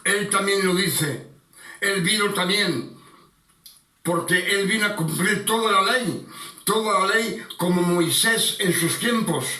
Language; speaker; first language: Spanish; non-native, fluent; French